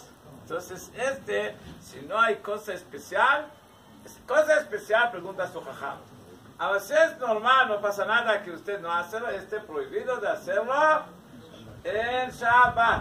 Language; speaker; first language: Spanish; non-native, learner; Hebrew